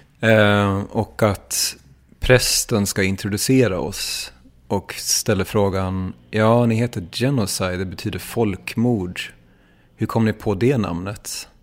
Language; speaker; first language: Swedish; native; Swedish